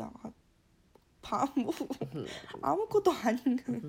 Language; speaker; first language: Korean; early bilingual, heritage; Korean